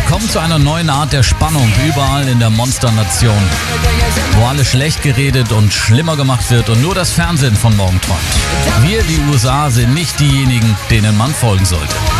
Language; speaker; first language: German; native; German